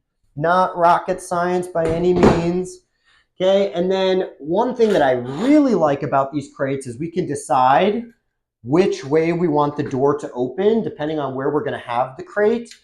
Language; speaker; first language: English; native; English